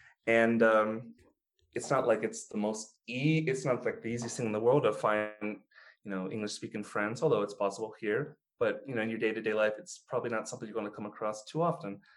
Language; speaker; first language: English; native; English